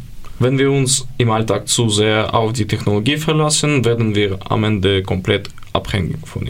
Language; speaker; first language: German; non-native, learner; Ukrainian